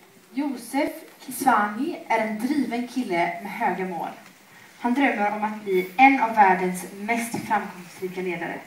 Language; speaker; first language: Swedish; native; Swedish